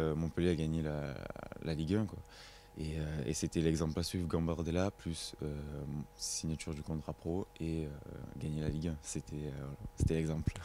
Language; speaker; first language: French; native; French